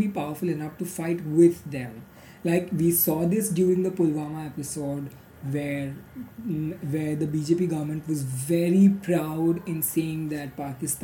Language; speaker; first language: English; non-native, local second language; Marathi